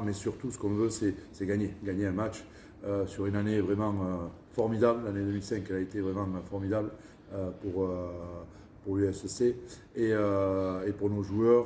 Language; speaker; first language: French; native; French